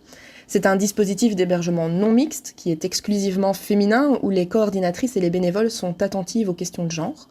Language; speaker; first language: French; native; French